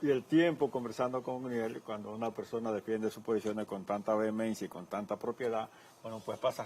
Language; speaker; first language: Spanish; native; Spanish